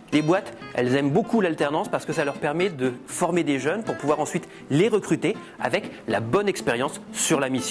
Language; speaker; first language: French; native; French